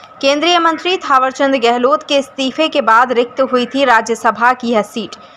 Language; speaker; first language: Hindi; native; Hindi